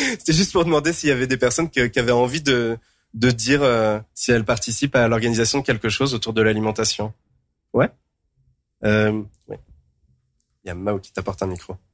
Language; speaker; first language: French; native; French